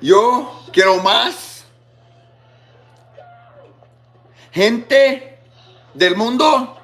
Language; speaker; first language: Spanish; non-native, learner; English